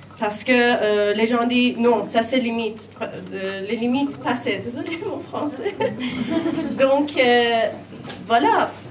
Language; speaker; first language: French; non-native, learner; Persian